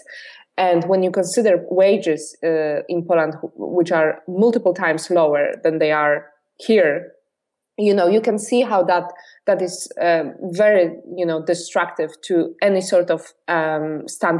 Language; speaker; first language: English; non-native, fluent; Polish